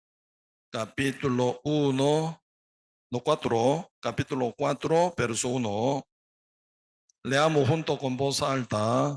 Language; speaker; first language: Spanish; non-native, learner; Korean